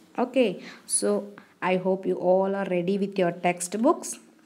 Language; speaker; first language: English; non-native, local second language; Malayalam